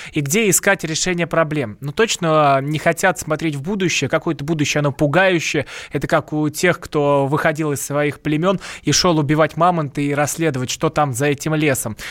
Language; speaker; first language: Russian; native; Russian